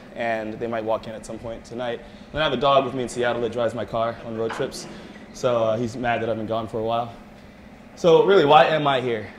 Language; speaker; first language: English; native; English